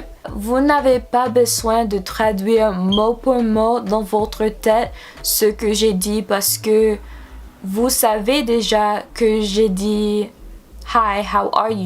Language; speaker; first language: French; non-native, learner; English